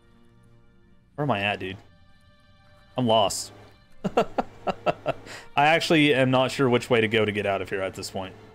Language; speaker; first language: English; native; English